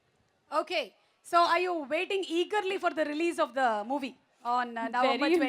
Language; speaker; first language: Telugu; native; Telugu